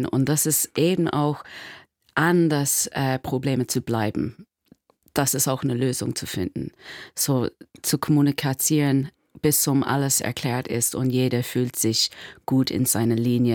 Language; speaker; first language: German; non-native, fluent; English